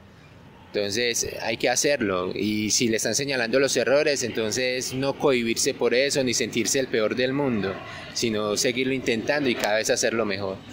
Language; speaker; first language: Spanish; native; Spanish